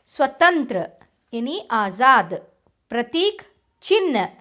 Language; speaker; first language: Hindi; non-native, local second language; Kannada